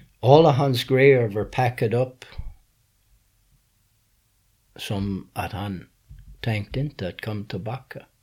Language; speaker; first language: Swedish; non-native, fluent; English